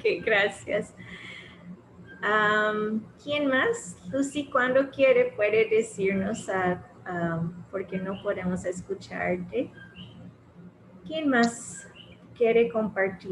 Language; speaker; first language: Spanish; non-native, fluent; English